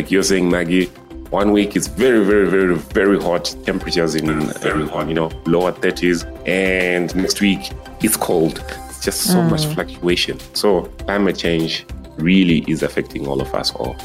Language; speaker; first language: English; non-native, local second language; Nyanja